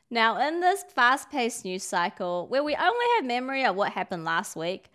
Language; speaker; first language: English; native; English